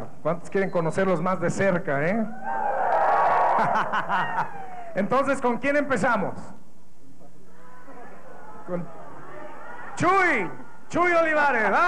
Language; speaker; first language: Spanish; native; Spanish